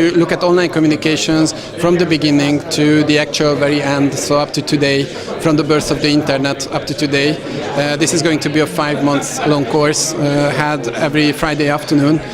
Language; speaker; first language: English; non-native, fluent; Hungarian